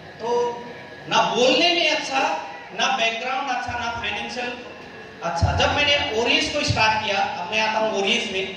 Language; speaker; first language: Hindi; non-native, local second language; Nepali